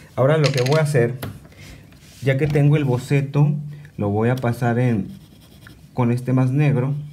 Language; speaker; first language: Spanish; native; Spanish